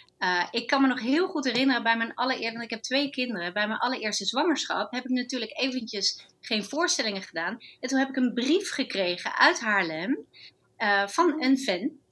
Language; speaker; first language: Dutch; non-native, fluent; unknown